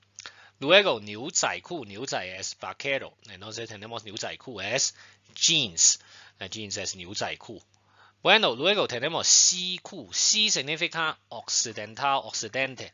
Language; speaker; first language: Spanish; non-native, fluent; Chinese